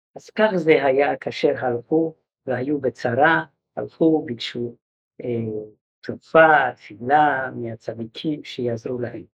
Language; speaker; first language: Hebrew; non-native, fluent; Yiddish